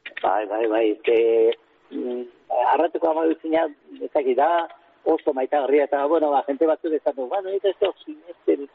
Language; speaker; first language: Basque; native; Basque